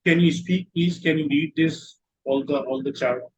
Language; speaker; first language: English; non-native, local second language; Urdu